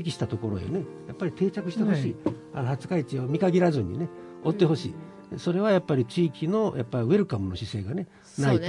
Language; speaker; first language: Japanese; native; Japanese